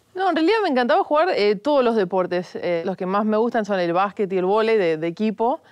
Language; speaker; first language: Spanish; native; Spanish